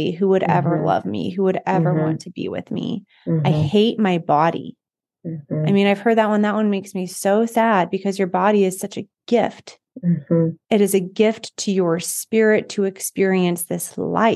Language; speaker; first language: English; native; English